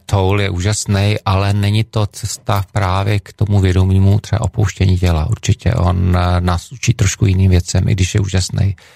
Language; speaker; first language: Czech; native; Czech